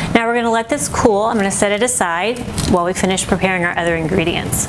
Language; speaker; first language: English; native; English